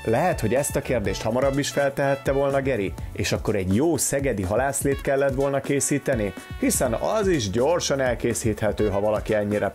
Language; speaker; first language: Hungarian; native; Hungarian